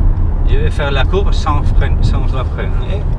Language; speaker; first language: French; non-native, learner; Spanish